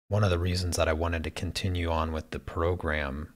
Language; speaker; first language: English; native; English